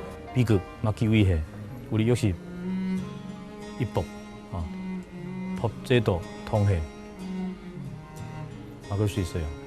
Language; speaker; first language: Korean; non-native, fluent; Chinese